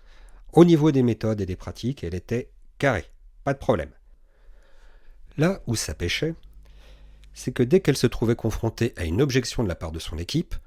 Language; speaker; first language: French; native; French